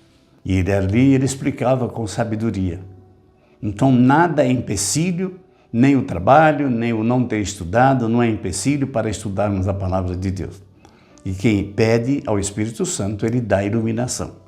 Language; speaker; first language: Portuguese; native; Portuguese